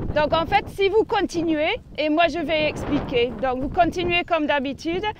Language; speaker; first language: French; non-native, fluent; English